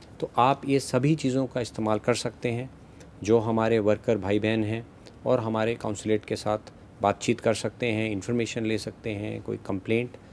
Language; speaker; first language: Hindi; native; Hindi